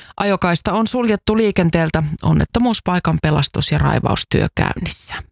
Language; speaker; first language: Finnish; native; Finnish